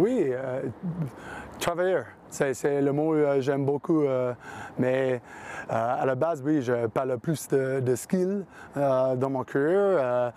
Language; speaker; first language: French; non-native, learner; English